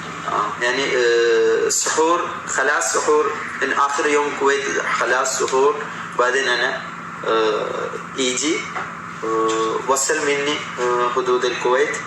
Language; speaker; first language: Arabic; non-native, learner; Malayalam